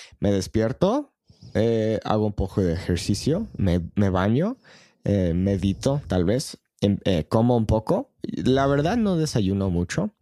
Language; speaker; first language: Spanish; non-native, fluent; English